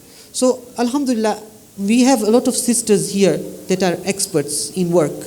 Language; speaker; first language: English; non-native, fluent; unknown